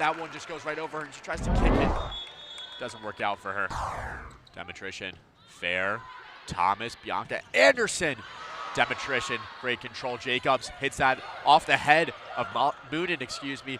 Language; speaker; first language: English; native; English